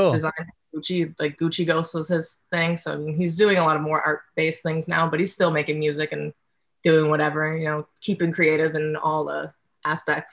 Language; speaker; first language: English; native; English